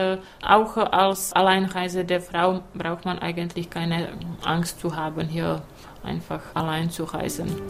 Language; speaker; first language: German; non-native, fluent; Czech